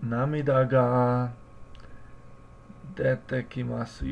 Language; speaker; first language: Japanese; non-native, learner; English